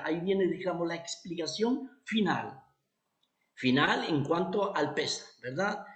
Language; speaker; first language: Spanish; native; Spanish